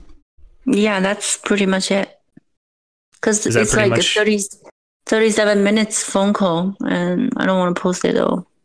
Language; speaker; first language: English; non-native, fluent; Chinese